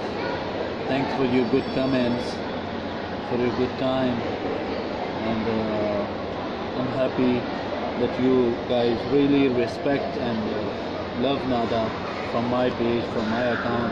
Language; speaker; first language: English; non-native, fluent; Pashto